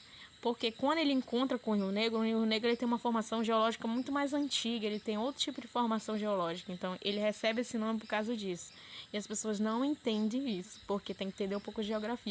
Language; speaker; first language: Portuguese; native; Portuguese